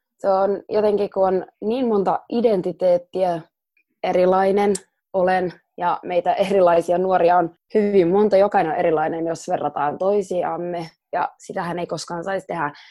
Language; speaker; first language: Finnish; early bilingual, other home language; Somali